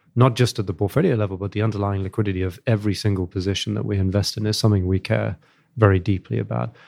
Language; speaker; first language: English; native; English